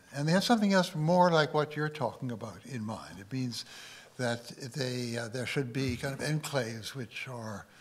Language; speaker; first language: English; native; English